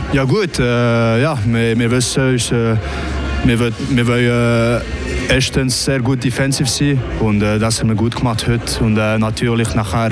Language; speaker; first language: German; non-native, local second language; French